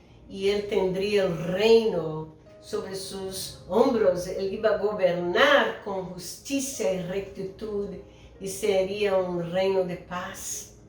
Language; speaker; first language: Spanish; non-native, fluent; Portuguese